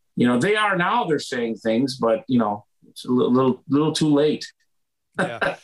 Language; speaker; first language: English; native; English